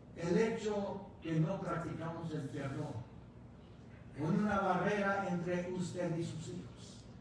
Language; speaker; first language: Spanish; early bilingual, heritage; Spanish